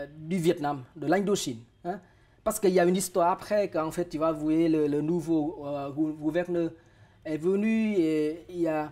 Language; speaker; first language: French; non-native, fluent; Vietnamese